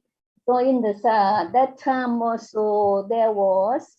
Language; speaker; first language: English; non-native, fluent; Thai